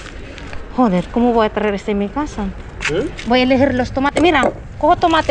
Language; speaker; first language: Spanish; non-native, learner; Filipino